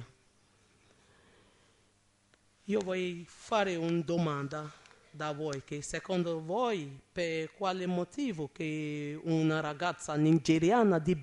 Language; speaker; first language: Italian; non-native, learner; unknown